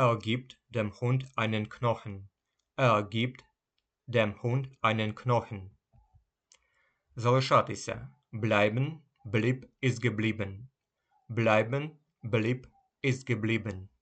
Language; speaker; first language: German; non-native, fluent; Ukrainian